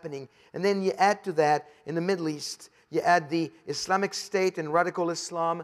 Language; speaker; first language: English; non-native, fluent; French